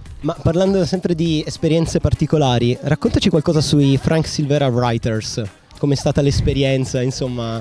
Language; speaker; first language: Italian; native; Italian